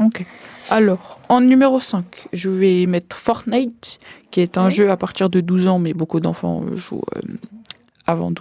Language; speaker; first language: French; native; French